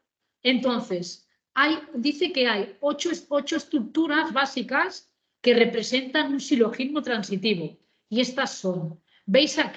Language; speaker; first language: Spanish; native; Spanish